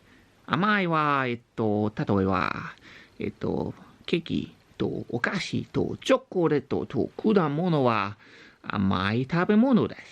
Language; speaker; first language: Japanese; non-native, learner; English